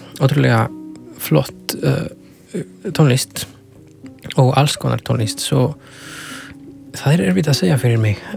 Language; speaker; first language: Icelandic; non-native, fluent; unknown